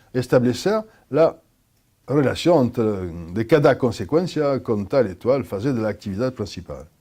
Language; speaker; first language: Spanish; non-native, fluent; French